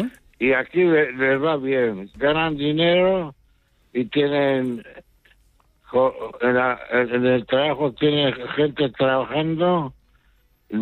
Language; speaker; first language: Spanish; non-native, local second language; Basque